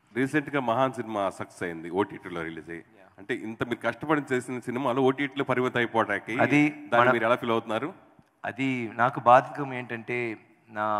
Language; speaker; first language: Telugu; native; Telugu